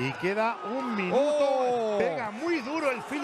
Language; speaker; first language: Spanish; native; Spanish